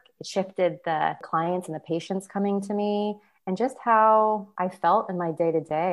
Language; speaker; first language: English; native; English